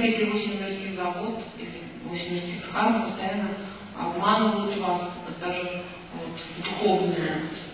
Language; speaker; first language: Russian; native; Russian